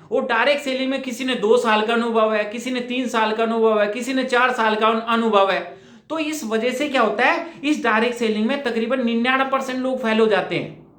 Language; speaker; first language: Hindi; native; Hindi